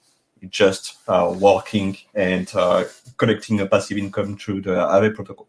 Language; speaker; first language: English; non-native, fluent; French